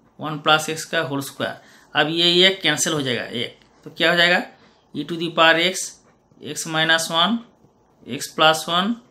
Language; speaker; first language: Hindi; non-native, local second language; Bangla